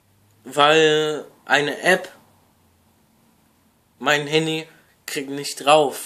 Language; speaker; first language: German; non-native, learner; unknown